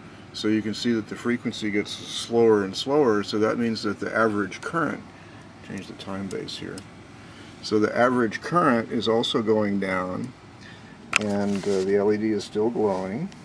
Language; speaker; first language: English; native; English